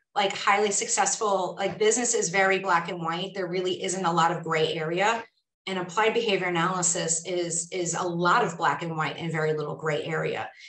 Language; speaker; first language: English; native; English